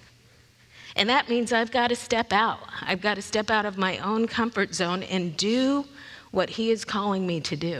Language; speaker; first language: English; native; English